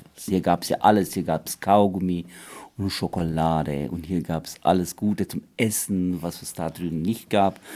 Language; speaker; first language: German; non-native, fluent; Romanian